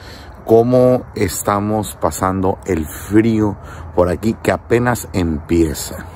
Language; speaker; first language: Spanish; native; Spanish